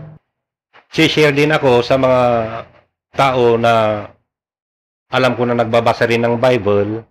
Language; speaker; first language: Filipino; non-native, local second language; Iloko